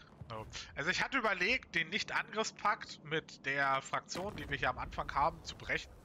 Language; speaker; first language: German; native; German